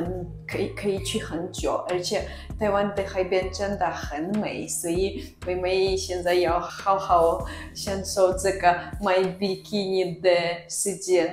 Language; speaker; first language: Chinese; non-native, fluent; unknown